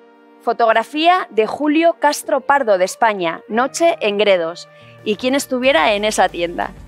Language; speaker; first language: Spanish; native; Spanish